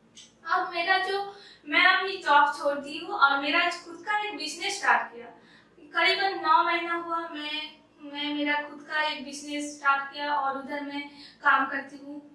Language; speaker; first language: Hindi; non-native, local second language; Bangla